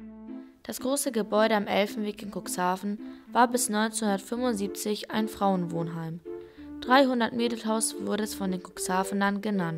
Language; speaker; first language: German; native; German